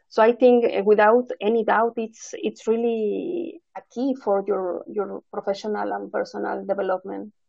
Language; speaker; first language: English; non-native, fluent; Spanish